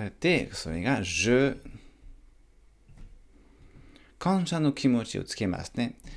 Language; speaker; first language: Japanese; non-native, fluent; French